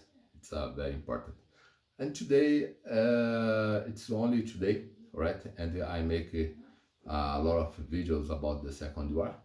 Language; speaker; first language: English; non-native, learner; Portuguese